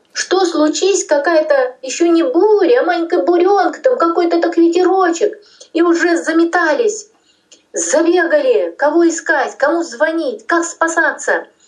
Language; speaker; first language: Russian; non-native, local second language; Tajik